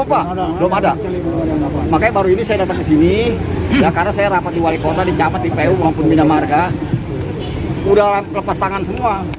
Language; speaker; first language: Indonesian; native; Indonesian